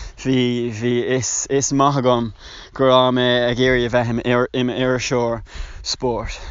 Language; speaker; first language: Irish; non-native, local second language; English